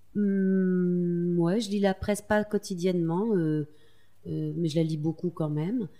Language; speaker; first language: French; native; French